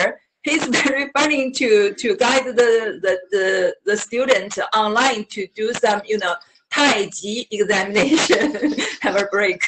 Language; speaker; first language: English; non-native, learner; Chinese